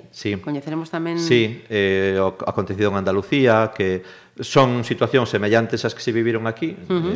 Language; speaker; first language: Galician; native; Galician